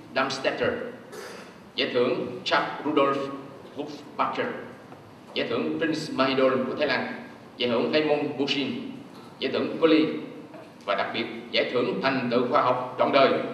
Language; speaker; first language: Vietnamese; native; Vietnamese